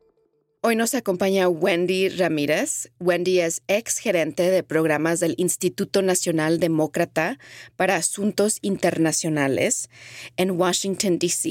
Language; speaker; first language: Spanish; early bilingual, heritage; Spanish